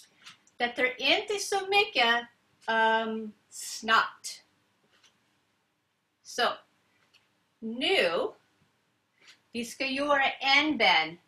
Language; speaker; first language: Swedish; non-native, learner; English